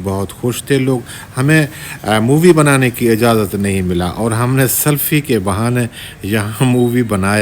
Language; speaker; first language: Hindi; non-native, local second language; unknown